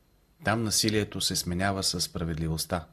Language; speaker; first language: Bulgarian; native; Bulgarian